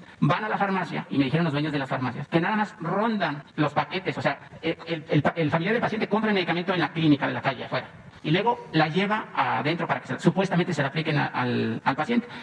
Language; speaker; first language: Spanish; native; Spanish